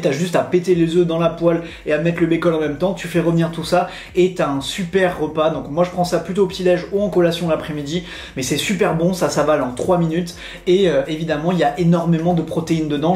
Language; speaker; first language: French; native; French